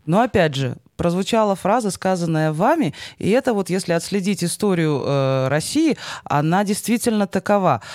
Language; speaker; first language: Russian; native; Russian